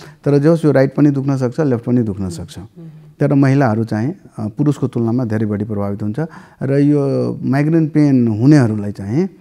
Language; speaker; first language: Nepali; non-native, local second language; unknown